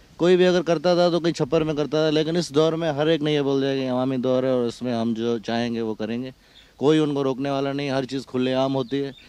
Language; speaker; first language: Urdu; non-native, local second language; Sindhi